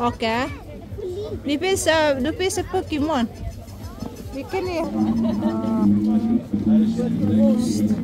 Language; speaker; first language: Swedish; non-native, learner; Filipino